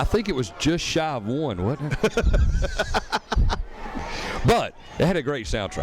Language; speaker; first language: English; native; English